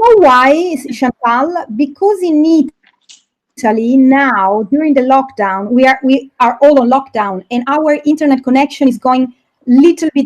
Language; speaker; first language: English; non-native, fluent; Italian